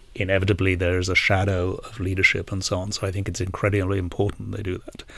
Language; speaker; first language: English; native; English